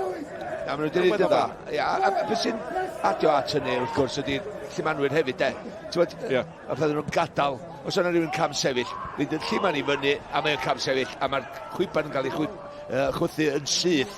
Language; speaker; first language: Welsh; native; Welsh